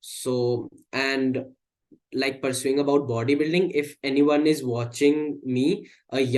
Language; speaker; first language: English; non-native, local second language; Hindi